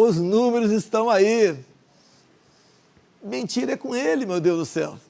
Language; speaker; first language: Portuguese; native; Portuguese